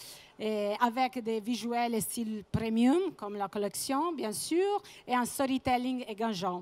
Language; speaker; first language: French; non-native, fluent; Italian